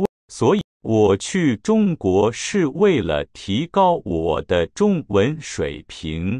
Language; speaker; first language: Chinese; non-native, learner; Japanese